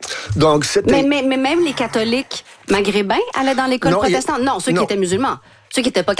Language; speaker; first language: French; native; French